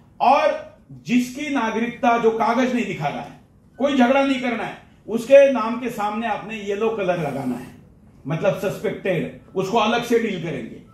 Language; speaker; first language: Hindi; non-native, local second language; Marathi